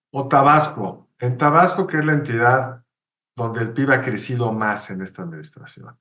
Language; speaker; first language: Spanish; native; Spanish